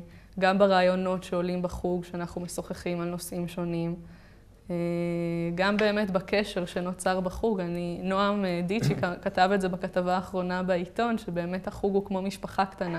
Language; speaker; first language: Hebrew; native; Hebrew